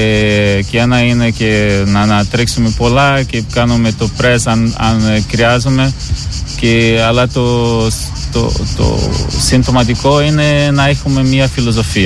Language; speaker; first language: Greek; non-native, learner; Portuguese